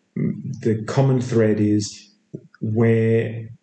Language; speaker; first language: English; native; English